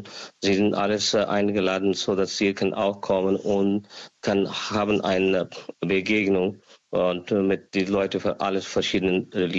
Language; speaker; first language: German; non-native, learner; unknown